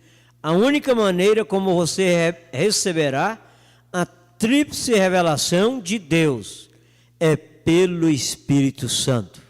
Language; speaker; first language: Portuguese; native; Portuguese